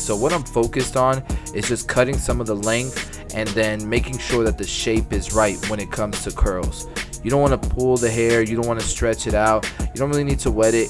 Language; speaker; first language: English; native; English